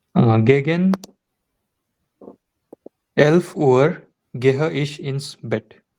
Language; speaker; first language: German; non-native, learner; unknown